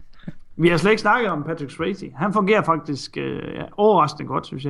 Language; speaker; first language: Danish; native; Danish